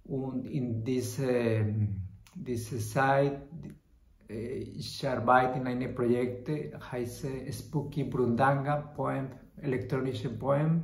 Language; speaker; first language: German; non-native, learner; Spanish